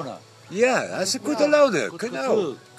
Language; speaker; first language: German; non-native, fluent; Dutch